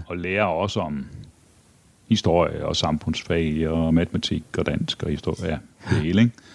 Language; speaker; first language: Danish; native; Danish